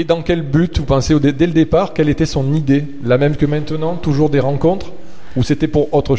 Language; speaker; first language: French; native; French